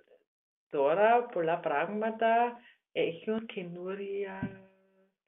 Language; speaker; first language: Greek; non-native, learner; German